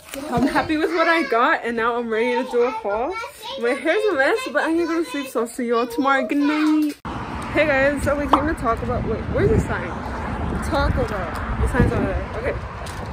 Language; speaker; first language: English; early bilingual, other home language; Spanish